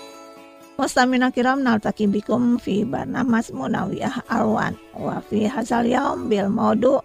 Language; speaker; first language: Arabic; non-native, fluent; Indonesian